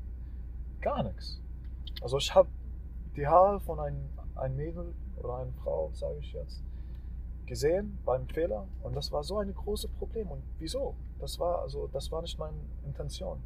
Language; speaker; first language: German; non-native, learner; Arabic